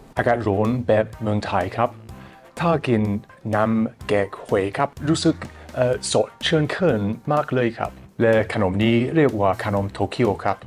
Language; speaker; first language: Thai; non-native, fluent; English